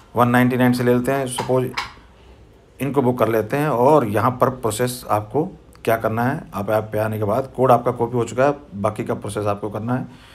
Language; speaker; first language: Hindi; native; Hindi